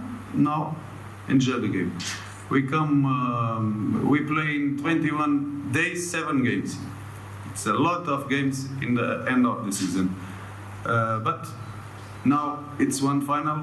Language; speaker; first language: English; non-native, learner; Portuguese